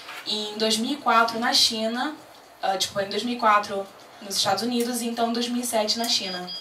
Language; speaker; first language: Portuguese; native; Portuguese